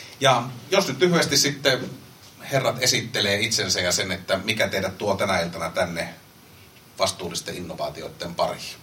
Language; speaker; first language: Finnish; native; Finnish